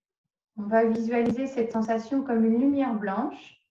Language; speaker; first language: French; native; French